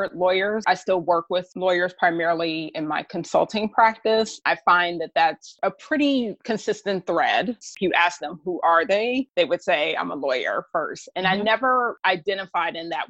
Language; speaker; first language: English; native; English